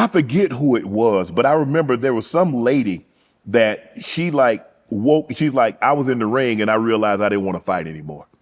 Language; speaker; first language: English; native; English